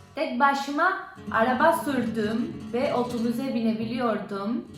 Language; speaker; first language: Turkish; non-native, learner; Spanish